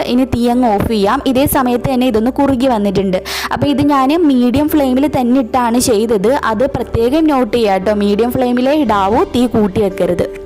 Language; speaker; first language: Malayalam; native; Malayalam